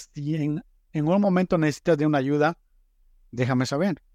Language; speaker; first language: Spanish; native; Spanish